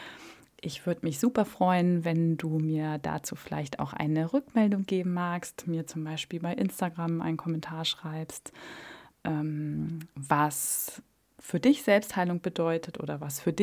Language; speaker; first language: German; native; German